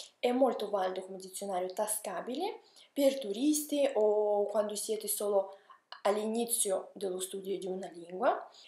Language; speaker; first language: Italian; non-native, fluent; Russian